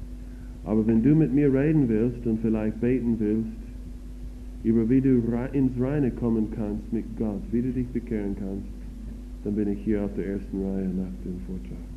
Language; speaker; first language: German; non-native, fluent; English